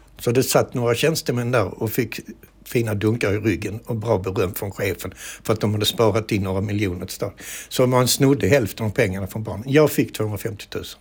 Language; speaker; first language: Swedish; native; Swedish